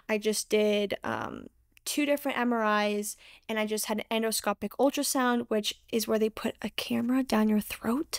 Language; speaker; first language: English; native; English